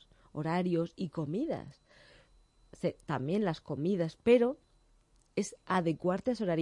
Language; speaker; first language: Spanish; native; Spanish